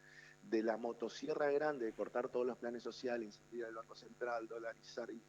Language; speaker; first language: Spanish; native; Spanish